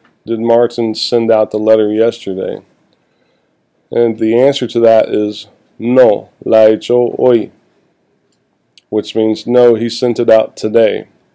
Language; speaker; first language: English; native; English